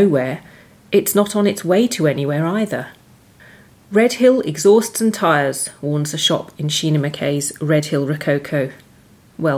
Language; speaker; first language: English; native; English